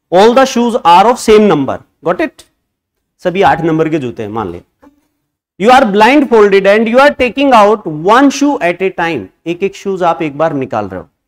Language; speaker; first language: Hindi; native; Hindi